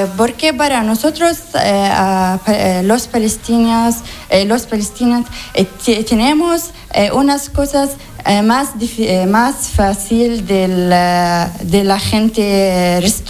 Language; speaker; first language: Spanish; non-native, learner; Arabic